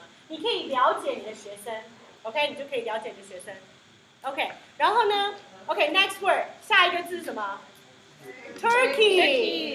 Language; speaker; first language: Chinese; early bilingual, heritage; Chinese